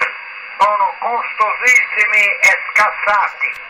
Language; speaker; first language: Italian; native; Italian